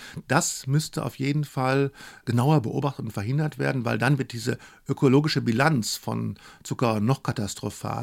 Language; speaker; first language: German; native; German